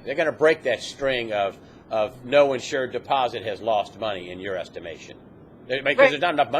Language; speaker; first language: English; native; English